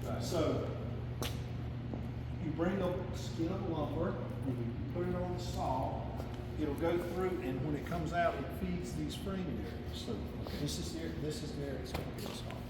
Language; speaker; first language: English; native; English